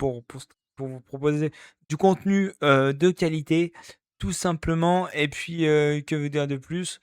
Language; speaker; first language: French; native; French